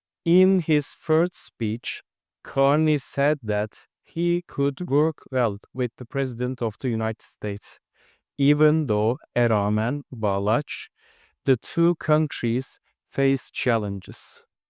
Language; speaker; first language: English; non-native, fluent; Turkish